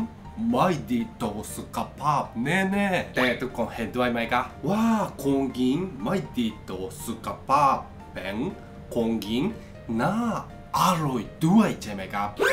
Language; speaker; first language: Thai; non-native, learner; Japanese